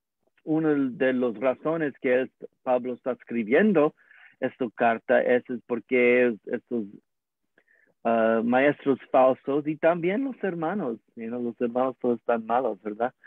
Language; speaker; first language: Spanish; non-native, learner; English